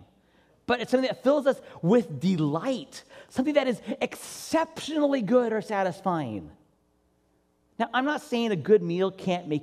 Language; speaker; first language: English; native; English